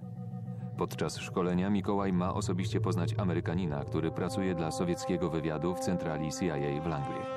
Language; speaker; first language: Polish; native; Polish